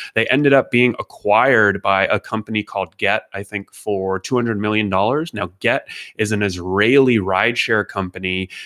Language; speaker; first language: English; native; English